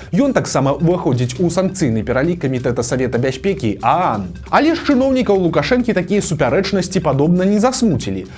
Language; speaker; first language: Belarusian; native; Belarusian